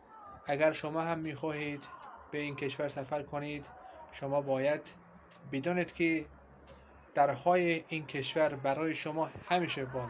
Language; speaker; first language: Persian; non-native, learner; Azerbaijani